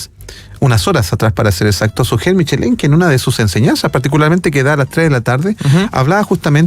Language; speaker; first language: Spanish; native; Spanish